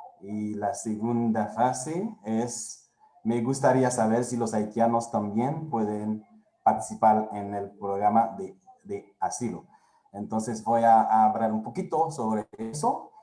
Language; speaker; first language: Spanish; non-native, fluent; Haitian Creole